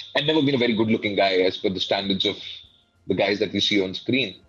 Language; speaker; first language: English; non-native, local second language; Hindi